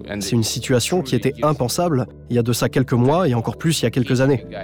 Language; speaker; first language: French; native; French